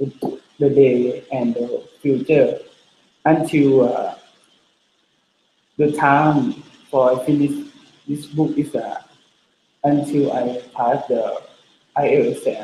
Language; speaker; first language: English; non-native, learner; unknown